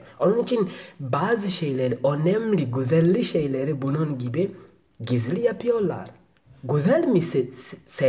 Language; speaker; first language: Turkish; non-native, learner; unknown